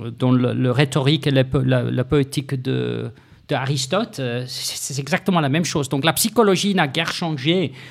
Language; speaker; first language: French; non-native, fluent; Afrikaans